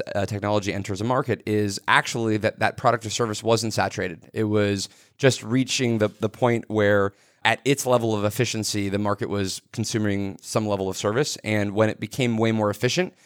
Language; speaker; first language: English; native; English